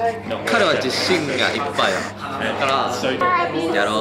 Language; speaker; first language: Japanese; non-native, learner; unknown